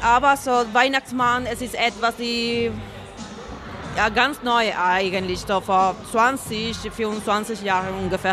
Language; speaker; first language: German; non-native, fluent; Spanish